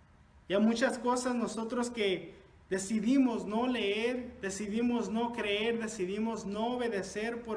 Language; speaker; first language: Spanish; native; Spanish